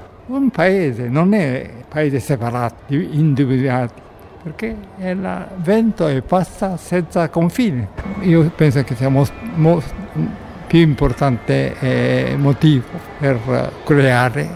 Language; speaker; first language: Italian; non-native, learner; Japanese